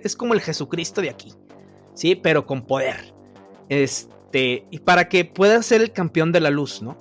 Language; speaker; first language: Spanish; native; Spanish